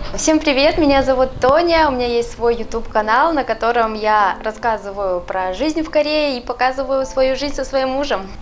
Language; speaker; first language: Russian; native; Russian